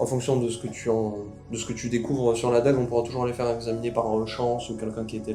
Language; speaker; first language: French; native; French